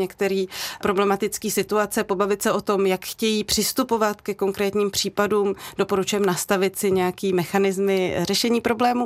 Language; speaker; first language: Czech; native; Czech